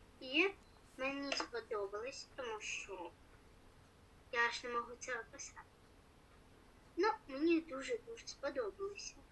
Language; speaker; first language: Ukrainian; non-native, local second language; Russian